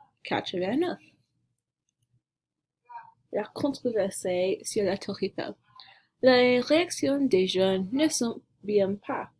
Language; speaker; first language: French; non-native, learner; English